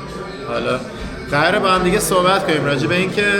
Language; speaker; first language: Persian; native; Persian